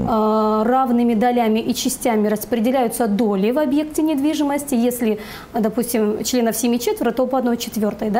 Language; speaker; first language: Russian; native; Russian